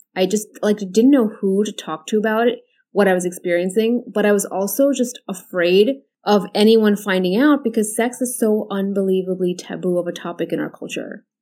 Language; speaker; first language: English; early bilingual, other home language; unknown